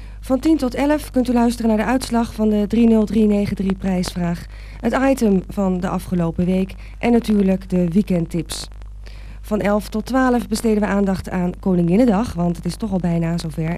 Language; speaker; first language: Dutch; native; Dutch